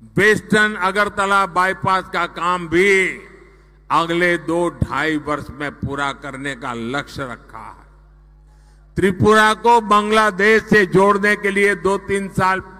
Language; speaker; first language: Hindi; non-native, local second language; Gujarati